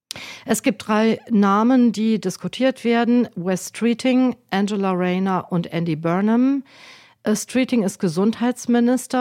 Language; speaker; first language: German; native; German